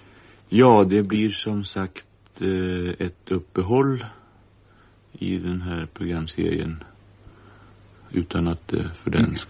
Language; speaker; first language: Swedish; native; Swedish